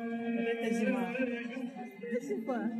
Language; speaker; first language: Russian; non-native, local second language; Azerbaijani